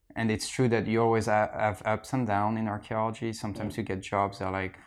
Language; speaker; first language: English; non-native, fluent; French